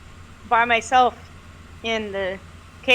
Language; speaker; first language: English; native; English